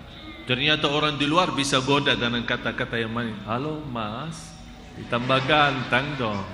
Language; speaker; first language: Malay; non-native, fluent; Arabic